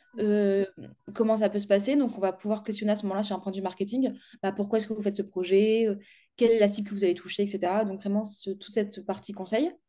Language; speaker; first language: French; native; French